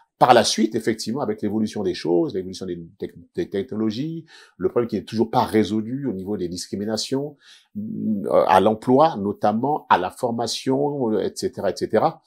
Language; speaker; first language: French; native; French